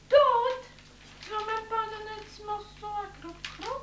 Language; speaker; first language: French; native; French